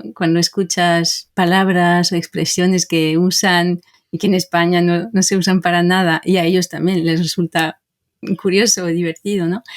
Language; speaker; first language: Spanish; non-native, fluent; French